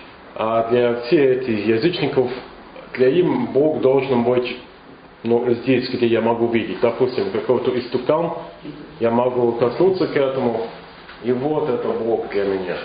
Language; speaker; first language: Russian; non-native, fluent; English